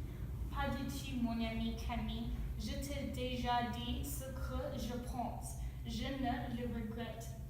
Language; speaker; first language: French; non-native, learner; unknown